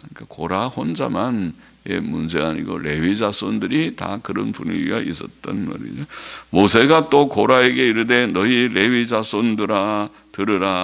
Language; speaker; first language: Korean; native; Korean